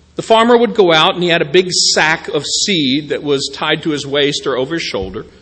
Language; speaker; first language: English; native; English